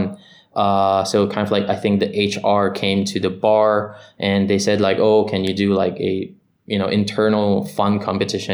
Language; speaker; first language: English; non-native, local second language; Filipino